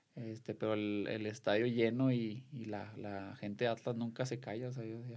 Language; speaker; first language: Spanish; native; Spanish